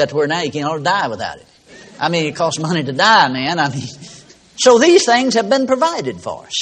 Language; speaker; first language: English; native; English